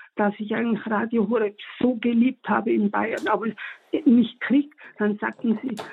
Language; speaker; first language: German; native; German